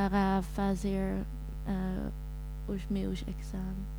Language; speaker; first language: Portuguese; non-native, learner; Dutch